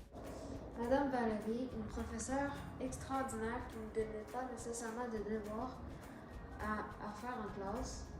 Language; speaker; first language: French; native; French